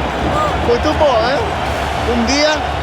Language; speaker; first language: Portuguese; non-native, learner; Italian